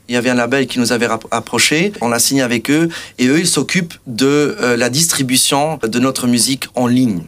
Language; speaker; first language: French; non-native, local second language; Portuguese